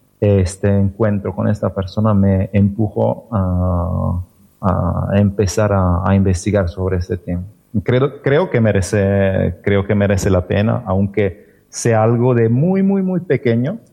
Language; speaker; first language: Spanish; non-native, fluent; Italian